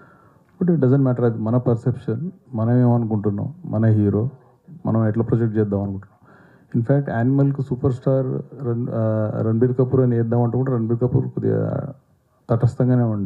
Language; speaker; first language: Telugu; native; Telugu